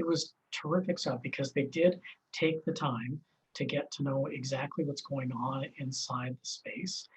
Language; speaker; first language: English; native; English